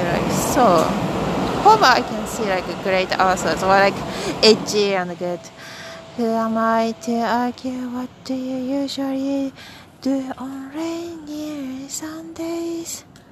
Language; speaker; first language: English; non-native, fluent; Japanese